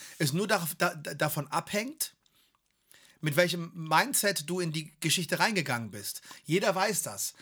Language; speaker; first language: German; native; German